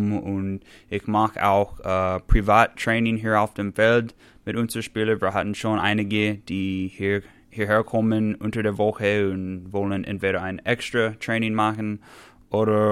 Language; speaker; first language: German; non-native, fluent; English